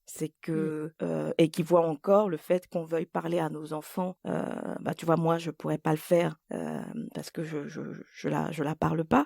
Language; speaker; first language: French; native; French